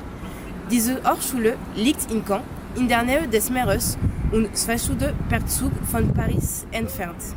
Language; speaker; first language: German; non-native, learner; French